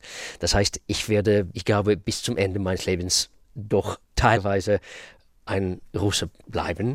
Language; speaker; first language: German; non-native, fluent; Russian